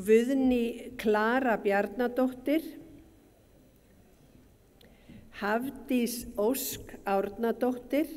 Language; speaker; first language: Icelandic; native; Icelandic